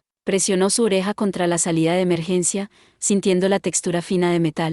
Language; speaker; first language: Spanish; native; Spanish